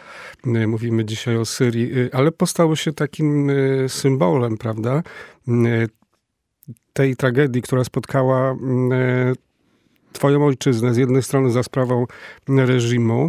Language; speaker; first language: Polish; native; Polish